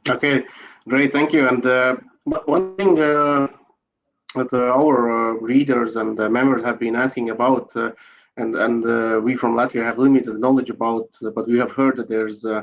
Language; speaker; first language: English; non-native, fluent; Latvian